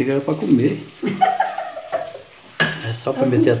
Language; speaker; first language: Portuguese; native; Portuguese